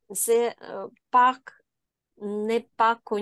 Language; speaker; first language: French; non-native, learner; Ukrainian